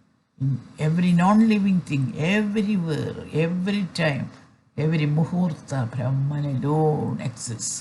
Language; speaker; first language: English; non-native, fluent; Malayalam